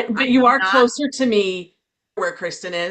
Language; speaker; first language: English; native; English